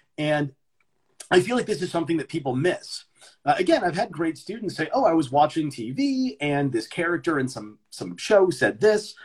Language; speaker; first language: English; native; English